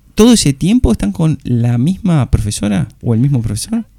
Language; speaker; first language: Spanish; native; Spanish